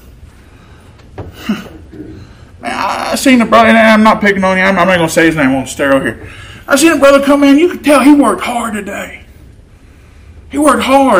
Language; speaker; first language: English; native; English